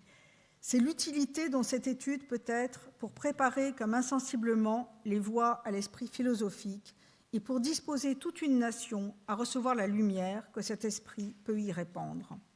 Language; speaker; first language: French; native; French